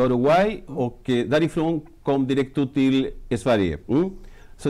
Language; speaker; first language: Swedish; non-native, fluent; Spanish